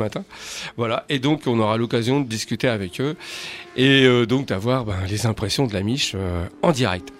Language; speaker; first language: French; native; French